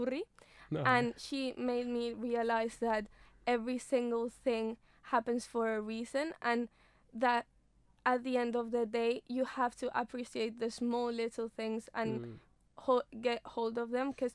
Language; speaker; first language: English; non-native, fluent; Spanish